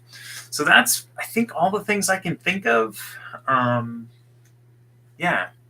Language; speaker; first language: English; native; English